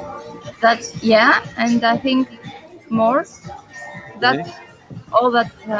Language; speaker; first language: English; non-native, fluent; Greek